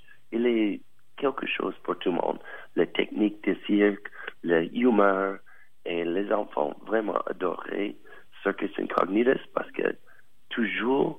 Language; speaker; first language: French; non-native, learner; English